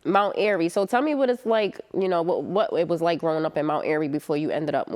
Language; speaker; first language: English; native; English